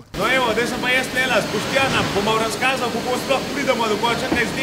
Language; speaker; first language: Slovenian; native; Slovenian